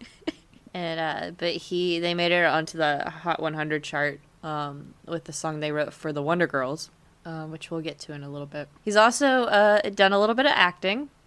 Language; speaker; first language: English; native; English